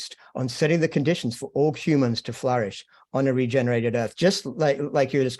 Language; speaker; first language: English; native; English